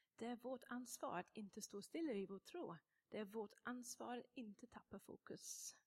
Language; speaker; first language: Swedish; non-native, fluent; English